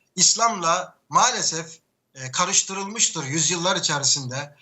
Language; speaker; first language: Turkish; native; Turkish